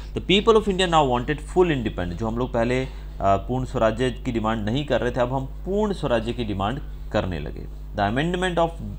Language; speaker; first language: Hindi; non-native, local second language; Gujarati